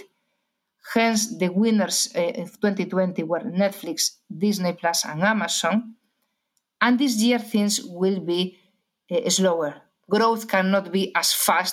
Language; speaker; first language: English; non-native, fluent; Spanish